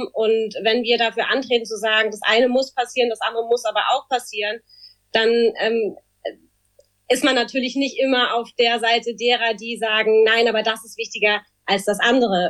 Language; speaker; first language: German; native; German